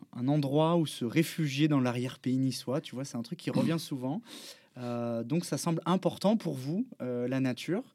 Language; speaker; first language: French; native; French